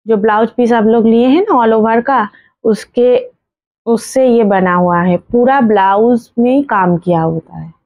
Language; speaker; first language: Hindi; non-native, local second language; Bangla